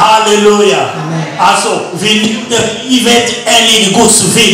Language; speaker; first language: Swedish; non-native, learner; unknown